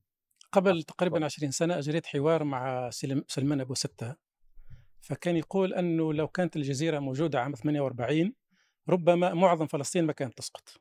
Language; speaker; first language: Arabic; native; Arabic